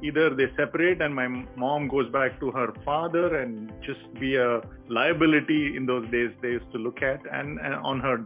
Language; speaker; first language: English; non-native, local second language; Telugu